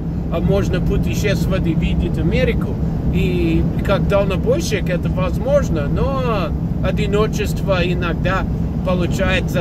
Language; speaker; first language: Russian; non-native, fluent; English